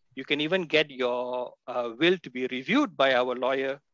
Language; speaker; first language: English; non-native, local second language; Tamil